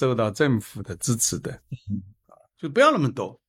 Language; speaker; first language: Chinese; native; Chinese